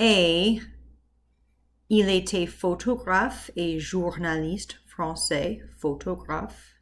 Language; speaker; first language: French; non-native, fluent; English